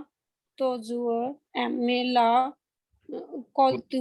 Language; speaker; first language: French; non-native, learner; Hindi